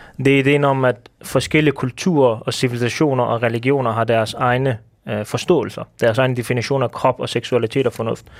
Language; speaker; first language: Danish; early bilingual, other home language; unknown